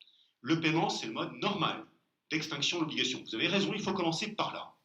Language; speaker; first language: French; native; French